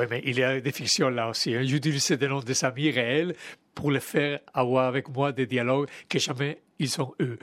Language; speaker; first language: French; non-native, fluent; Spanish